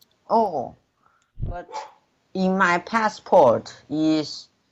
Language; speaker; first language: English; non-native, learner; Chinese